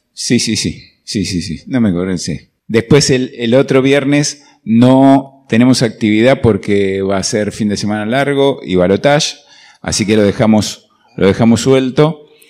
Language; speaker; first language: Spanish; native; Spanish